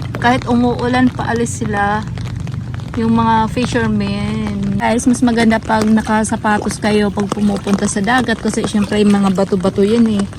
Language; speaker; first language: Filipino; non-native, local second language; Waray